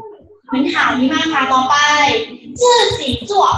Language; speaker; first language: Chinese; non-native, fluent; Thai